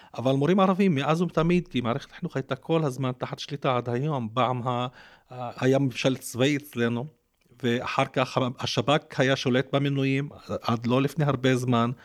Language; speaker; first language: Hebrew; non-native, local second language; Arabic